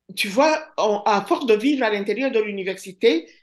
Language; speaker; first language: French; non-native, local second language; Kinyarwanda